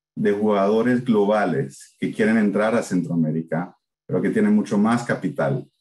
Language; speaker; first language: Spanish; native; Spanish